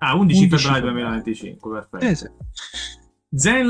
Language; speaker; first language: Italian; native; Italian